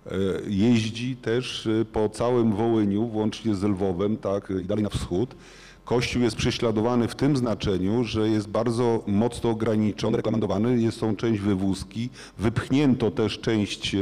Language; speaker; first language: Polish; native; Polish